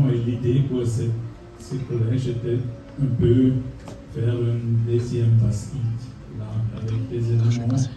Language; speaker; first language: French; non-native, fluent; German